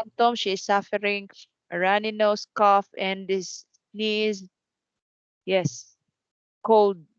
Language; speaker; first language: English; non-native, fluent; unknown